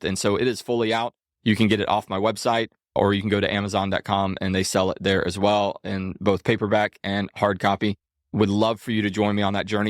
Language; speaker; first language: English; native; English